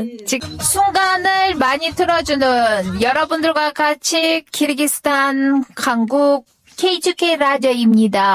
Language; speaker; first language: Korean; non-native, fluent; Kyrgyz